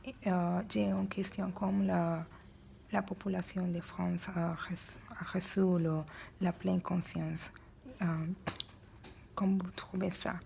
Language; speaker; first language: French; non-native, learner; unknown